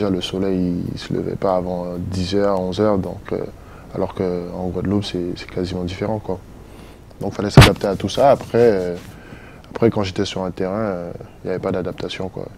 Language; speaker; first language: French; native; French